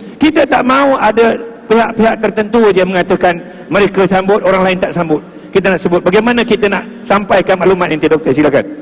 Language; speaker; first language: Malay; native; Malay